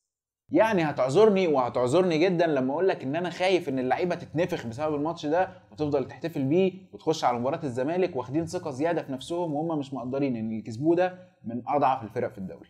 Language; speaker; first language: Arabic; native; Arabic